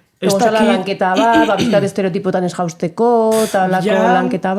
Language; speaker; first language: Basque; native; Basque